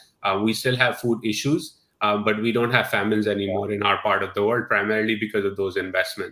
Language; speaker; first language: English; non-native, local second language; Urdu